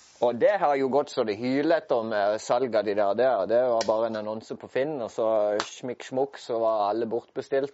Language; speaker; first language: Norwegian; native; Norwegian